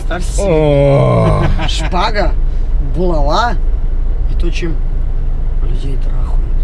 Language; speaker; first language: Russian; native; Russian